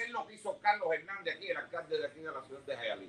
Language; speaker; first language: Spanish; native; Spanish